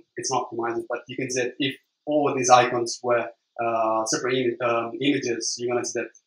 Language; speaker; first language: English; non-native, fluent; Italian